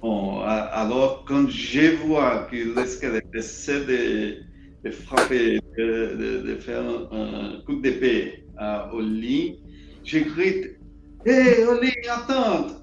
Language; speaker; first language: French; non-native, learner; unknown